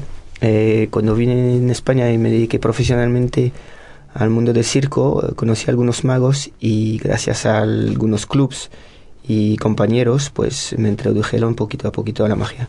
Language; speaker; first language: Spanish; non-native, fluent; French